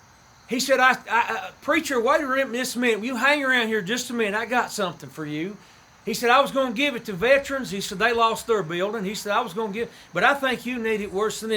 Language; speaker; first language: English; native; English